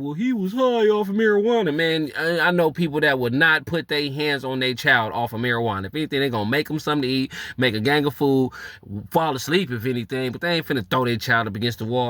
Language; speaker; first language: English; native; English